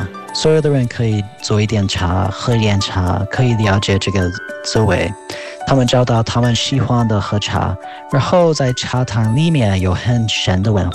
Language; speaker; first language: Chinese; non-native, fluent; English